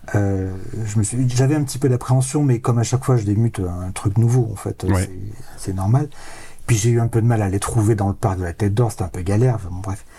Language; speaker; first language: French; native; French